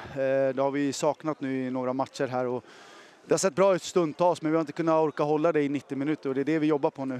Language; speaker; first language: Swedish; native; Swedish